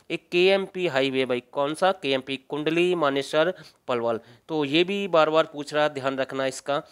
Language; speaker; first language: Hindi; native; Hindi